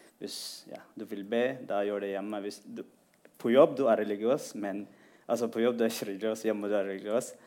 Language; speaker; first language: Norwegian; non-native, fluent; Tigrinya